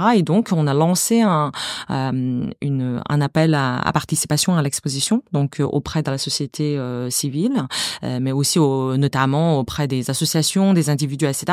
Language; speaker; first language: French; non-native, fluent; Chinese